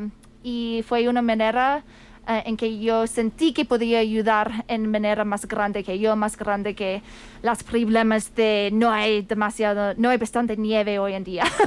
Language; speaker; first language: Spanish; non-native, fluent; English